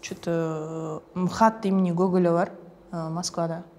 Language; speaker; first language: Russian; non-native, local second language; Kazakh